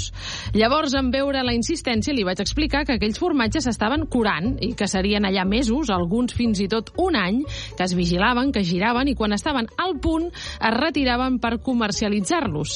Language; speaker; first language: Catalan; native; Catalan